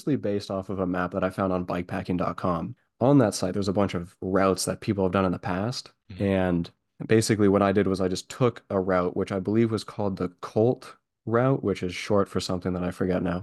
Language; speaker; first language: English; native; English